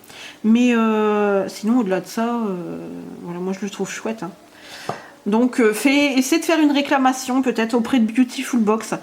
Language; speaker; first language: French; native; French